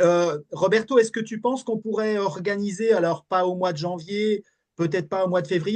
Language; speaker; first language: French; native; French